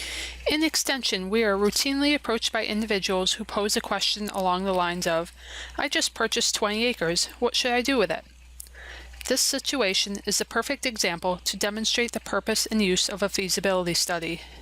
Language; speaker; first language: English; native; English